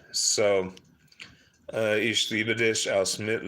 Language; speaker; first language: German; non-native, learner; English